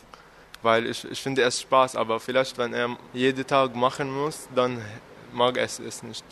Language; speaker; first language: German; non-native, learner; Arabic